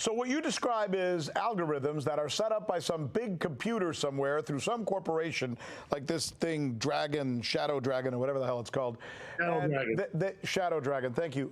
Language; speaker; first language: English; native; English